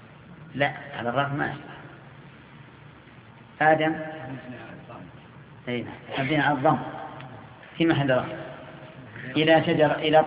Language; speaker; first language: Arabic; native; Arabic